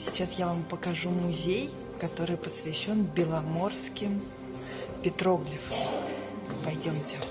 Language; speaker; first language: Russian; native; Russian